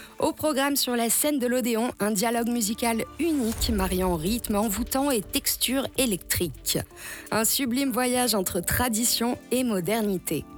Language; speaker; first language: French; native; French